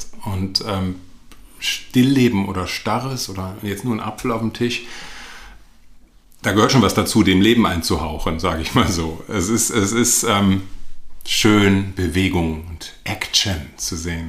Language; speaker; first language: German; native; German